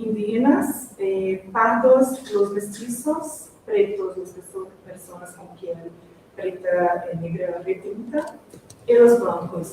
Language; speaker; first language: Spanish; non-native, fluent; Portuguese